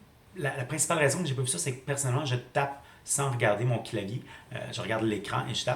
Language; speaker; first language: French; native; French